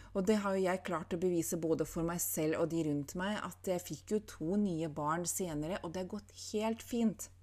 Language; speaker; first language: Norwegian; non-native, fluent; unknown